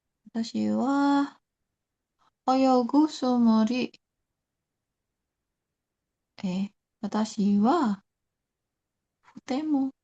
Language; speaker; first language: Japanese; non-native, learner; Indonesian